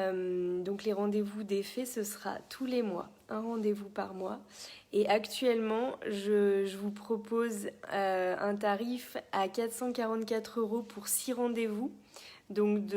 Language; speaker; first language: French; native; French